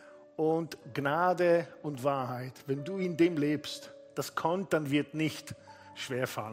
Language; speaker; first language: German; non-native, fluent; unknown